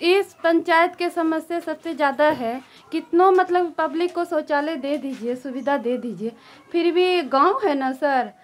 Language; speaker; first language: Hindi; native; Hindi